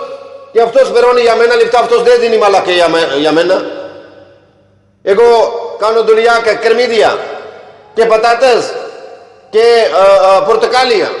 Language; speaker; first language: Greek; non-native, learner; Punjabi